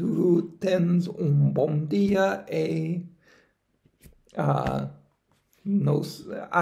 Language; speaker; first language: Portuguese; non-native, learner; English